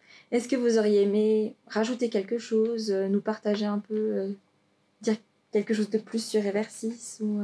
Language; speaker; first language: French; native; French